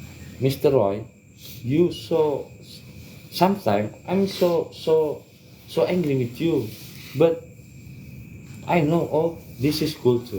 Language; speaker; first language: English; non-native, learner; Indonesian